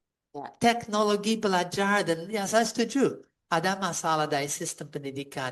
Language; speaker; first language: Indonesian; non-native, fluent; English